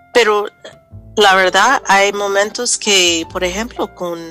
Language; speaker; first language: Spanish; non-native, fluent; English